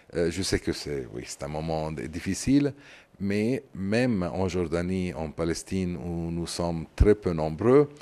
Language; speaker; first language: French; non-native, fluent; Arabic